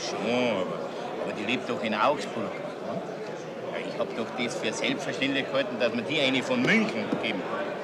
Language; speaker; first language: German; native; German